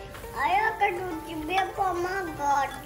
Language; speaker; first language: Russian; early bilingual, heritage; Russian